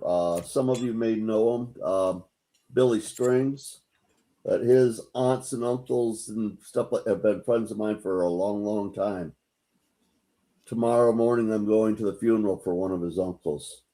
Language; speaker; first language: English; native; English